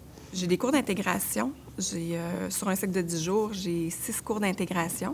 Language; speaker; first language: French; native; French